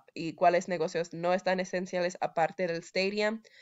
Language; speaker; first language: Spanish; non-native, fluent; English